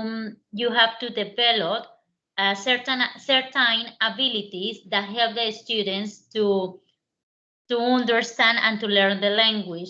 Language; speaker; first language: English; non-native, learner; Spanish